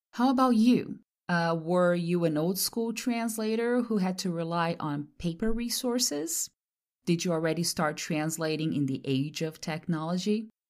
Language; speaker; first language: English; non-native, fluent; Portuguese